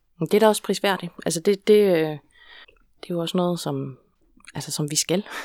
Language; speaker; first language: Danish; native; Danish